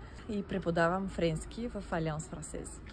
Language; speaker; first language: Bulgarian; non-native, fluent; French